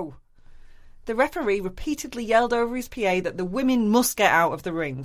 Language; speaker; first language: English; native; English